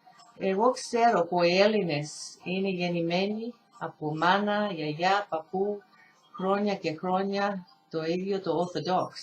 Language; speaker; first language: Greek; early bilingual, heritage; Greek